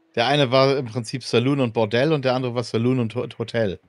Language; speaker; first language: German; native; German